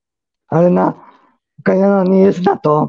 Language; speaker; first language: Polish; early bilingual, heritage; Polish